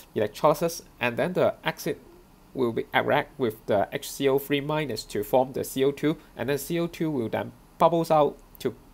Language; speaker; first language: English; non-native, local second language; Cantonese